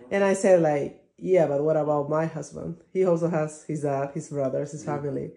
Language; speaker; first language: English; non-native, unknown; Spanish